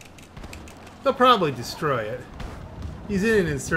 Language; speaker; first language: English; native; English